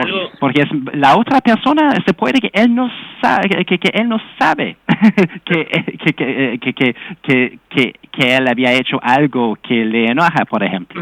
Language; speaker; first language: Spanish; non-native, fluent; English